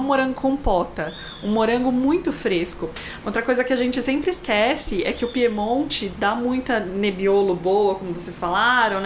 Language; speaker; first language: Portuguese; native; Portuguese